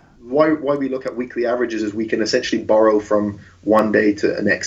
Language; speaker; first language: English; native; English